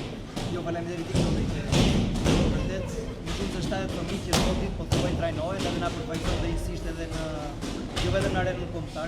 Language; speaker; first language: Albanian; native; Albanian